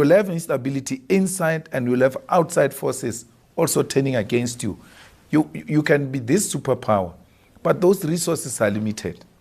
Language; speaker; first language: English; non-native, local second language; Northern Sotho